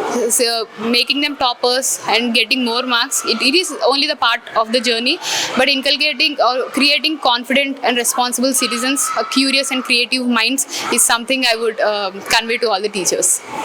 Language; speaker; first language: English; non-native, local second language; Telugu